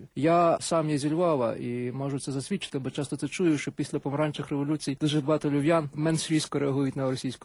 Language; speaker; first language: Ukrainian; native; Ukrainian